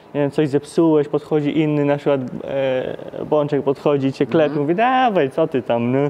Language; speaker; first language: Polish; native; Polish